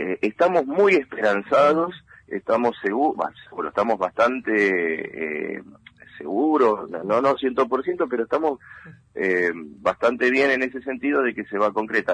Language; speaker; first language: Spanish; native; Spanish